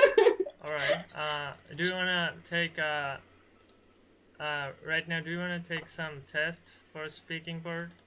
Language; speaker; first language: English; non-native, learner; Bangla